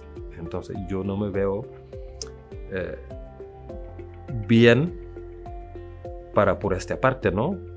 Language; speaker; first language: Spanish; non-native, fluent; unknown